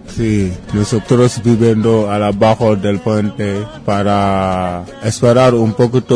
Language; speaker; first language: Spanish; non-native, learner; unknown